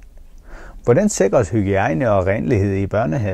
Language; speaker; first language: Danish; non-native, fluent; Persian